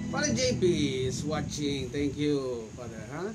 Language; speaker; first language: English; non-native, local second language; Filipino